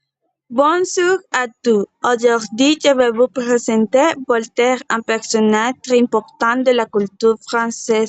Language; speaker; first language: French; non-native, learner; Spanish